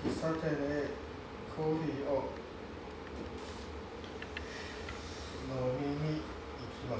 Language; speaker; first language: Japanese; non-native, learner; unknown